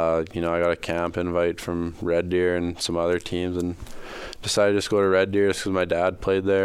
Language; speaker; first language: English; native; English